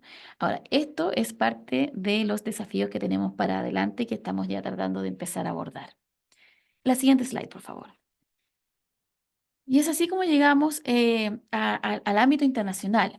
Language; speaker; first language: Spanish; native; Spanish